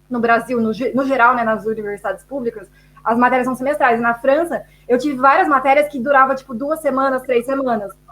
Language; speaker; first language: Portuguese; native; Portuguese